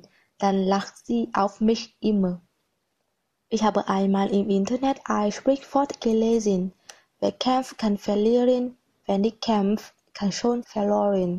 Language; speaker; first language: German; non-native, learner; Vietnamese